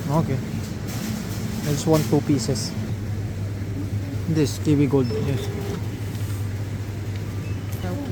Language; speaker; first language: English; non-native, learner; Filipino